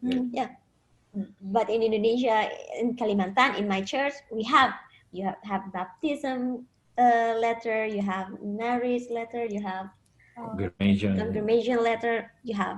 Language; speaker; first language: English; non-native, fluent; Indonesian